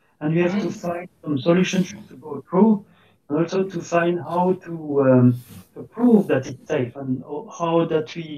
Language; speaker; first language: English; non-native, fluent; French